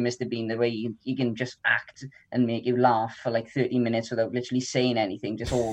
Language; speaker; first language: English; native; English